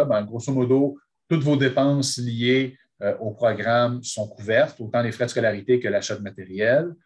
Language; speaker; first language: French; native; French